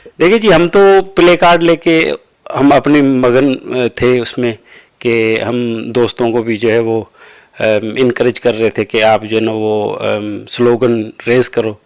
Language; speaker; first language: Urdu; non-native, local second language; Sindhi